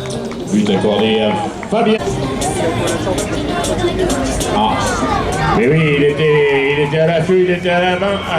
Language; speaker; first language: French; native; French